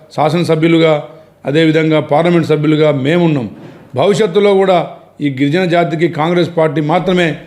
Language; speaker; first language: Telugu; non-native, local second language; Lambadi